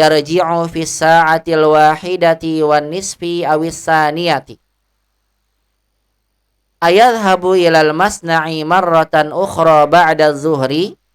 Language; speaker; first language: Arabic; non-native, fluent; Indonesian